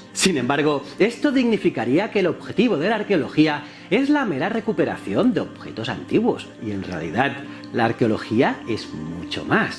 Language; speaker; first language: Spanish; native; Spanish